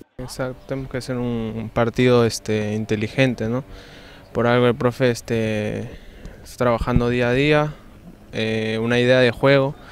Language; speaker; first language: Spanish; native; Spanish